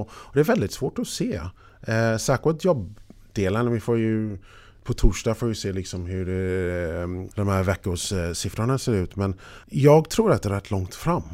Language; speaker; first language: Swedish; non-native, fluent; English